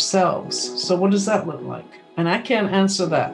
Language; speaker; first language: English; native; English